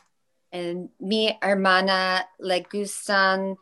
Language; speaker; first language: Spanish; non-native, learner; English